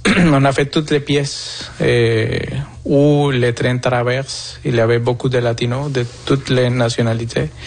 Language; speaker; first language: French; non-native, fluent; Spanish